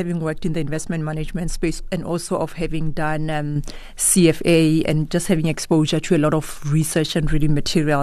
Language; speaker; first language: English; non-native, local second language; Tswana